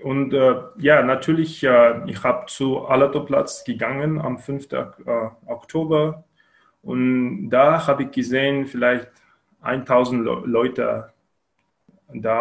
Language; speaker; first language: German; non-native, learner; Kyrgyz